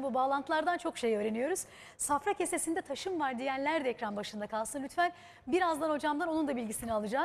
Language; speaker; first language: Turkish; native; Turkish